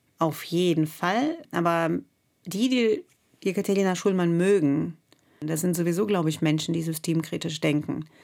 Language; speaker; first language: German; non-native, fluent; Russian